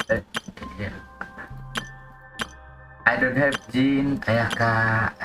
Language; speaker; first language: English; non-native, learner; Indonesian